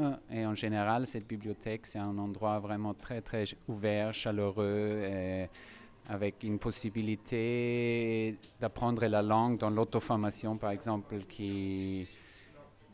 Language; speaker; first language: French; non-native, fluent; German